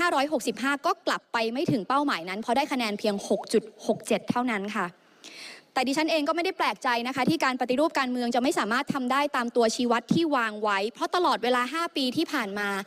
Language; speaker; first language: Thai; native; Thai